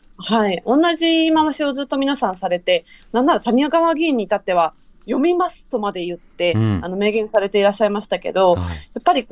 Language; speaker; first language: Japanese; native; Japanese